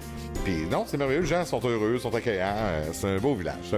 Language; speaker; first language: French; native; French